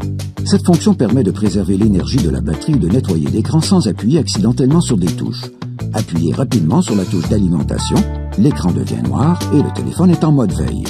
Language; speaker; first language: French; native; French